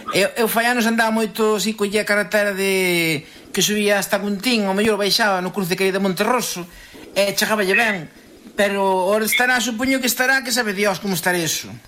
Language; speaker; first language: Galician; native; Galician